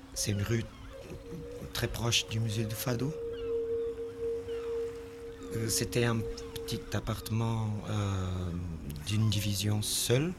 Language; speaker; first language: French; non-native, learner; Portuguese